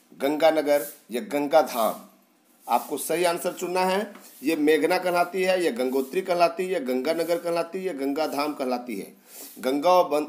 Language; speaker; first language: Hindi; native; Hindi